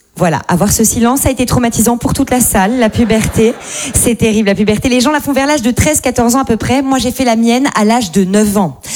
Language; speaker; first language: French; native; French